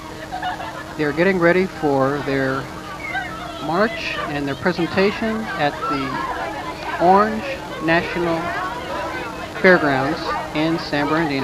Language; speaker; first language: English; native; English